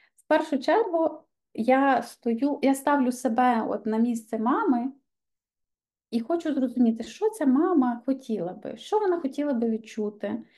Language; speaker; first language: Ukrainian; native; Ukrainian